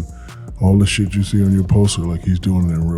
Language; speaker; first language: English; native; English